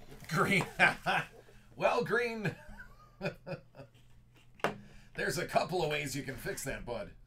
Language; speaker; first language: English; native; English